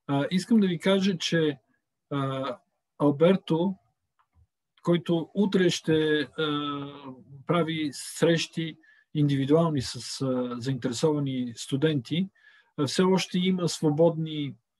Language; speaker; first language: Bulgarian; native; Bulgarian